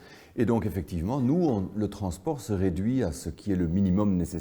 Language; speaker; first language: French; native; French